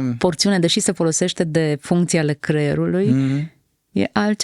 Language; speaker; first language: Romanian; native; Romanian